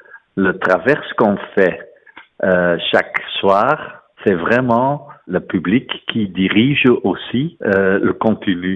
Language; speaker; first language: French; non-native, fluent; Dutch